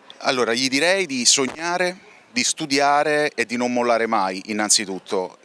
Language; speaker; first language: Italian; native; Italian